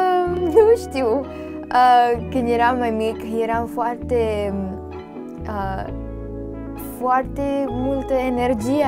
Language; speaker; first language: Romanian; early bilingual, heritage; Romanian